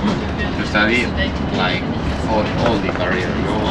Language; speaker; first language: English; non-native, fluent; Spanish